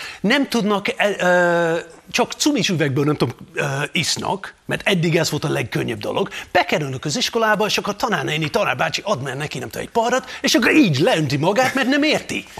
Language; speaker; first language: Hungarian; non-native, fluent; English